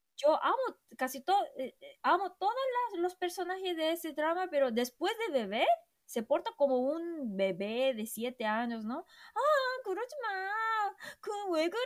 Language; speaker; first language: Spanish; non-native, fluent; Korean